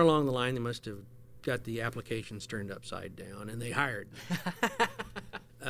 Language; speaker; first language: English; native; English